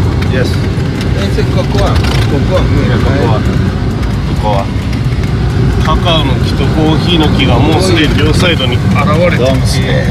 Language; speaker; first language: Japanese; native; Japanese